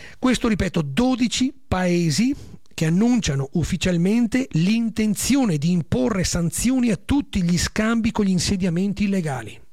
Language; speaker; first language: Italian; native; Italian